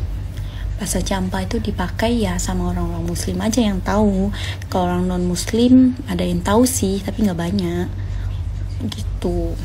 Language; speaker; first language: Indonesian; non-native, fluent; Western Cham